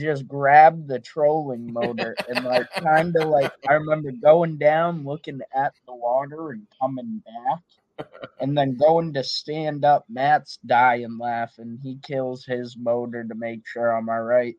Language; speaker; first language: English; native; English